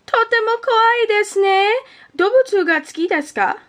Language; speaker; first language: Japanese; non-native, learner; English